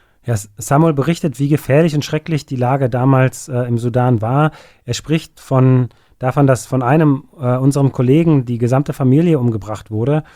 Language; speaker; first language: German; native; German